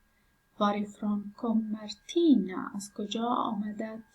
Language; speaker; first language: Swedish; non-native, learner; Persian